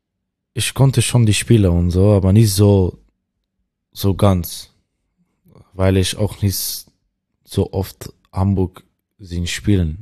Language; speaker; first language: German; non-native, learner; Dutch